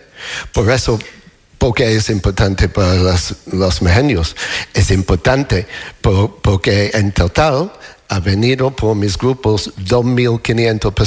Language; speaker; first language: Spanish; non-native, learner; English